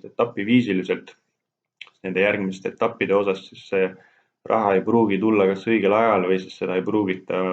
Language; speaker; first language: Estonian; native; Estonian